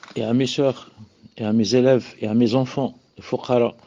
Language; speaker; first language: French; non-native, local second language; Arabic